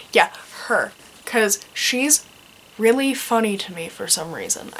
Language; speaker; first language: English; native; English